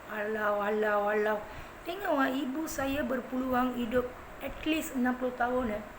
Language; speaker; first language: Malay; non-native, local second language; Tamil